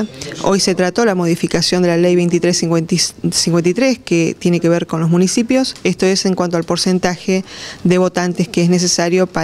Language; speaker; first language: Spanish; native; Spanish